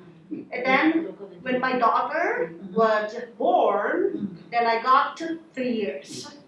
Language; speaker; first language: English; non-native, local second language; Filipino